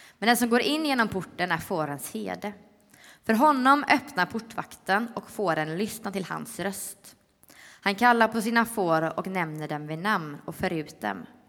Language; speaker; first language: Swedish; native; Swedish